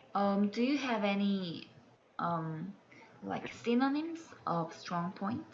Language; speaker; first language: English; non-native, learner; Korean